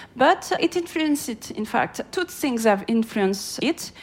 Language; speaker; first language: English; non-native, fluent; French